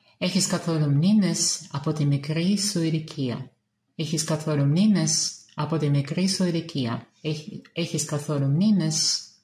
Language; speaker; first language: Greek; non-native, learner; Russian